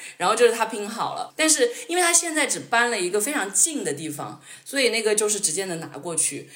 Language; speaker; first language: Chinese; native; Chinese